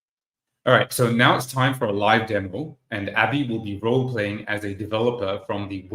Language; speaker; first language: English; native; English